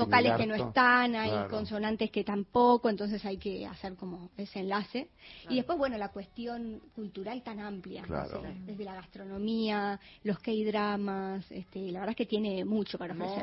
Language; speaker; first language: Spanish; native; Spanish